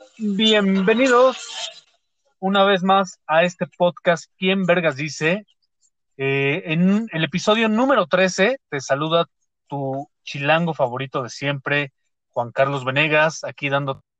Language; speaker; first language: Spanish; native; Spanish